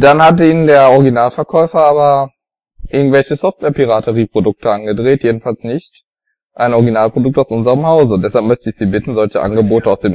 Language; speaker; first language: German; native; German